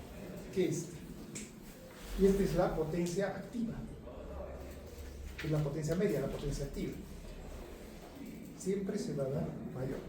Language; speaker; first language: Spanish; native; Spanish